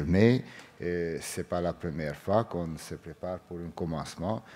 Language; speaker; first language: French; non-native, fluent; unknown